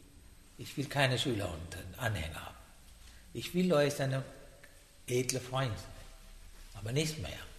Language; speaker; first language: German; non-native, learner; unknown